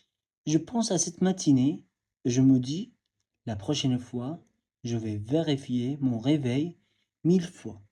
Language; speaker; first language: French; non-native, fluent; Arabic